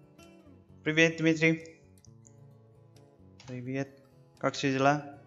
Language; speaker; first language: Russian; non-native, learner; Spanish